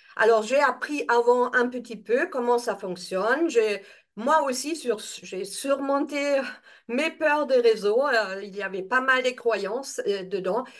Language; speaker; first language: French; non-native, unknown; German